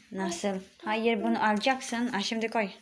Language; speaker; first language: Turkish; non-native, learner; Filipino